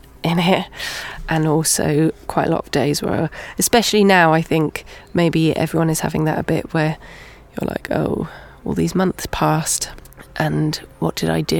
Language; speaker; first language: English; native; English